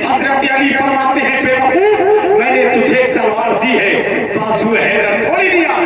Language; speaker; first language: Urdu; native; Urdu